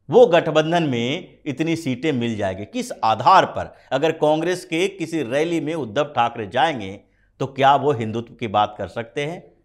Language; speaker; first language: Hindi; native; Hindi